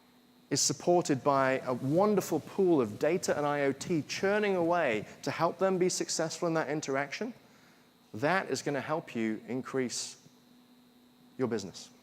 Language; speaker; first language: English; native; English